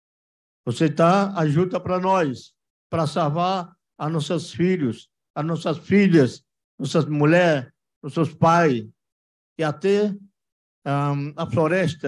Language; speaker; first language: Portuguese; non-native, local second language; Yanomámi